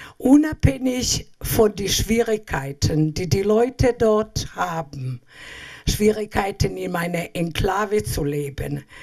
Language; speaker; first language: German; non-native, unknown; Serbian